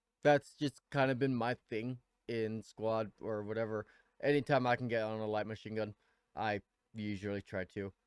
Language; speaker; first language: English; native; English